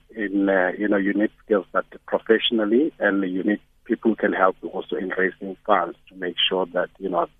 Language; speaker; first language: English; non-native, local second language; Northern Sotho